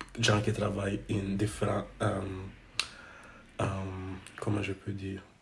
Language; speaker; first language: French; non-native, learner; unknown